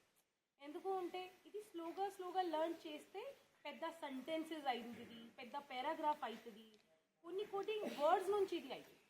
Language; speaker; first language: Telugu; non-native, learner; Hindi